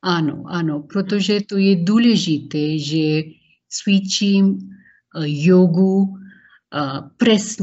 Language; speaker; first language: Czech; non-native, learner; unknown